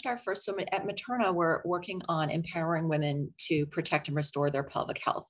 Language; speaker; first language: English; native; English